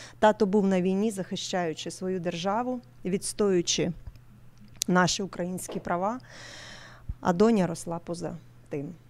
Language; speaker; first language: Ukrainian; native; Ukrainian